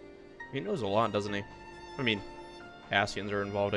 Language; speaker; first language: English; native; English